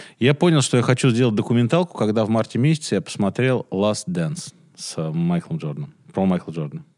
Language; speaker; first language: Russian; native; Russian